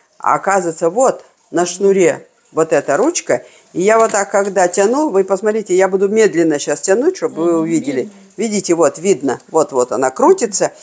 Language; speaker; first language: Russian; native; Russian